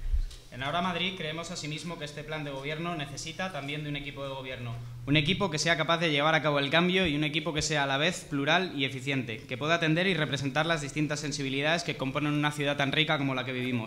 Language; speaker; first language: Spanish; native; Spanish